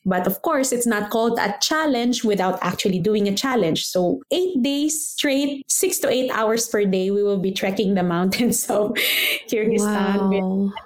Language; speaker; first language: English; non-native, local second language; Aklanon